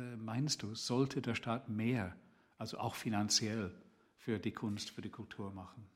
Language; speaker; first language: German; non-native, fluent; English